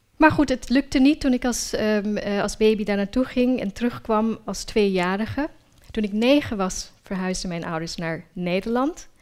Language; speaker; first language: Dutch; early bilingual, other home language; Urdu